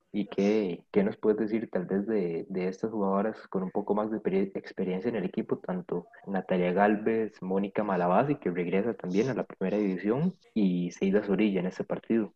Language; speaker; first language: Spanish; native; Spanish